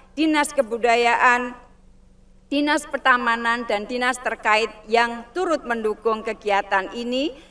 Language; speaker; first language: Indonesian; native; Indonesian